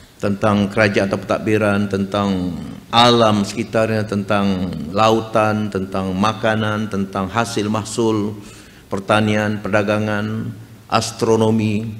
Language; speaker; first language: Malay; native; Malay